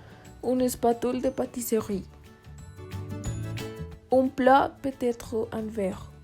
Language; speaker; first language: French; non-native, learner; Spanish